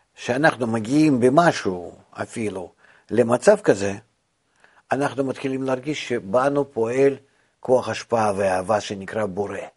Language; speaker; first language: Hebrew; non-native, fluent; Russian